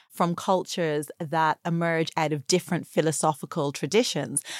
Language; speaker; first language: English; native; English